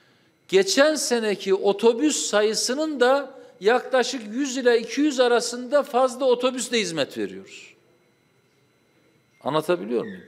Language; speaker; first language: Turkish; native; Turkish